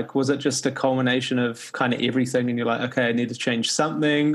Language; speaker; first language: English; native; English